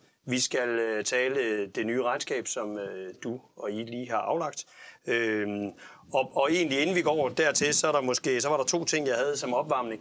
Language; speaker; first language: Danish; native; Danish